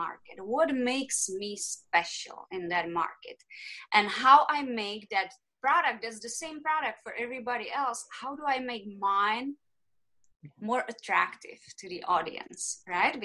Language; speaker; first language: English; non-native, fluent; Czech